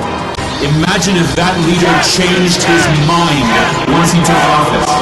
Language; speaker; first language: English; native; English